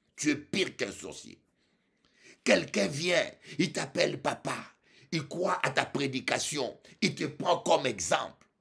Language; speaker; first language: French; non-native, local second language; Lingala